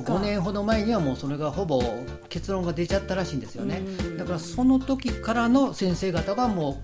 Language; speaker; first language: Japanese; native; Japanese